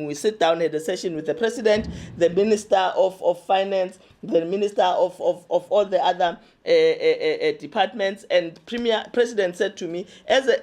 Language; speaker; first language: English; non-native, local second language; Zulu